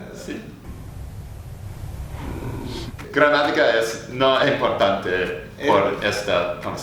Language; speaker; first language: Spanish; non-native, learner; English